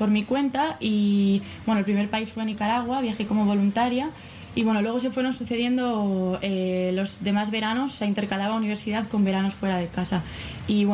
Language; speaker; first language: Spanish; native; Spanish